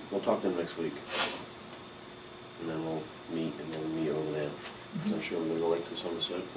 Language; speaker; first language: English; native; English